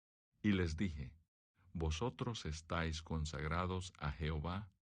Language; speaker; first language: Spanish; native; Spanish